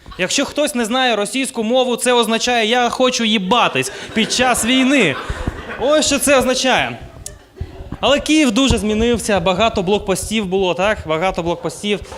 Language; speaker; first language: Ukrainian; non-native, local second language; Russian